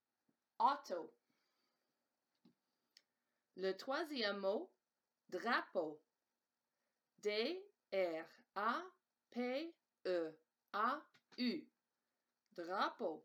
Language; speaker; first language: French; non-native, fluent; English